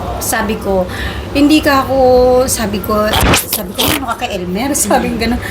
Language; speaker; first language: Filipino; native; Filipino